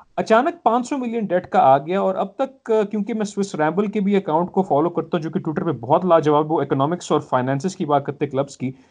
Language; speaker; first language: Urdu; native; Urdu